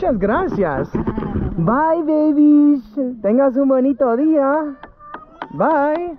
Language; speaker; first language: Spanish; non-native, learner; English